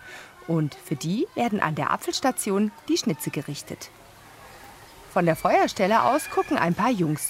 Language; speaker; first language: German; native; German